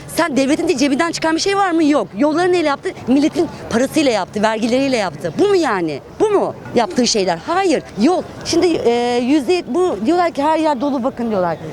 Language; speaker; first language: Turkish; native; Turkish